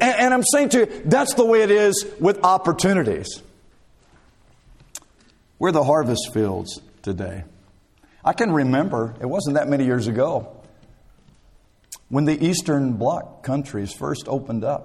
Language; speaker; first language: English; native; English